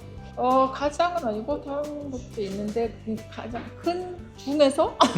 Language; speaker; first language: Korean; non-native, fluent; Kyrgyz